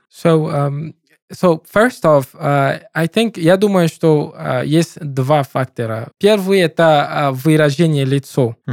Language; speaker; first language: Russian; non-native, learner; English